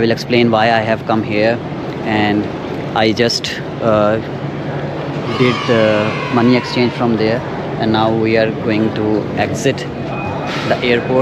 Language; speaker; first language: English; non-native, learner; Urdu